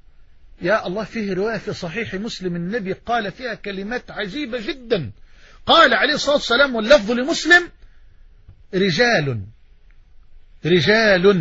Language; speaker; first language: Arabic; native; Arabic